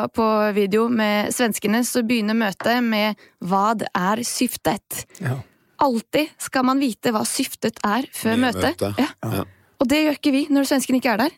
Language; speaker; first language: Norwegian; early bilingual, other home language; Bosnian